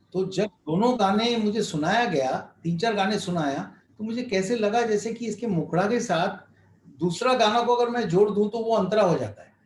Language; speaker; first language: Hindi; non-native, local second language; Bangla